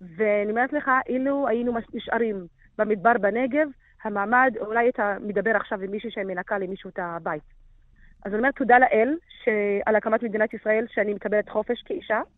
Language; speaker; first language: Hebrew; non-native, local second language; Arabic